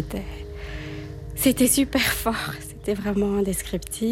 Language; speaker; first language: French; native; French